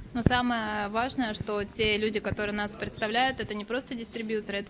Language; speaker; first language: Russian; native; Russian